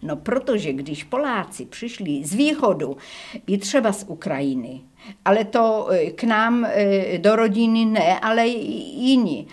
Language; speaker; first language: Czech; early bilingual, heritage; Czech